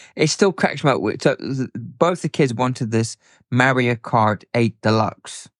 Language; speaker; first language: English; native; English